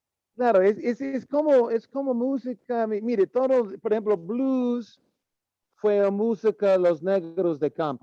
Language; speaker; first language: Spanish; non-native, learner; English